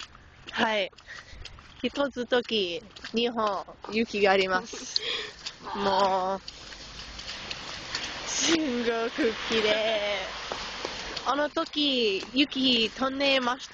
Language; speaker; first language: Japanese; non-native, learner; English